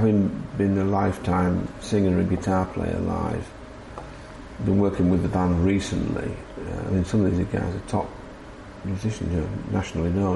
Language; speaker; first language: English; native; English